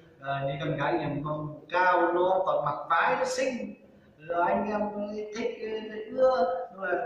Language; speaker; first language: Vietnamese; non-native, local second language; Hmong